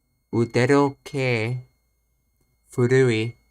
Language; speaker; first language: Japanese; non-native, learner; English